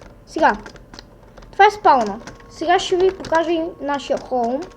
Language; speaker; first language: Bulgarian; native; Bulgarian